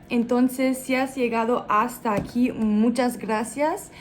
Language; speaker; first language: Spanish; non-native, learner; English